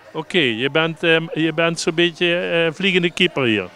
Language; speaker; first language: Dutch; native; Dutch